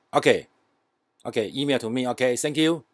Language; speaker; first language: English; non-native, learner; Chinese